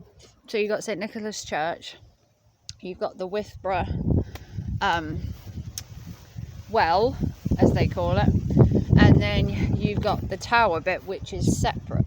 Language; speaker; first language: English; native; English